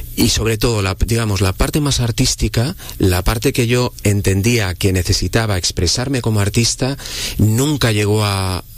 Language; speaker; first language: Spanish; native; Spanish